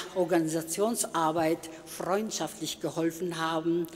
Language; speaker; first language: German; non-native, fluent; Turkish